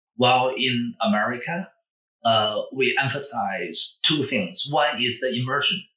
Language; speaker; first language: English; non-native, fluent; Chinese